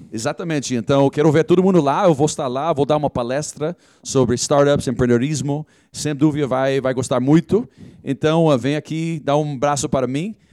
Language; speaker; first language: Portuguese; non-native, fluent; English